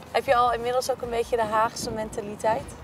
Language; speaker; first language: Dutch; native; Dutch